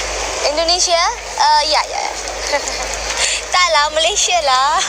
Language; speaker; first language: Indonesian; non-native, local second language; Malay